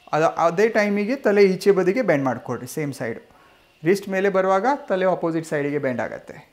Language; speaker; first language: Kannada; non-native, local second language; Gujarati